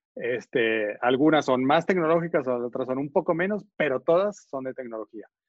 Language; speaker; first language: Spanish; native; Spanish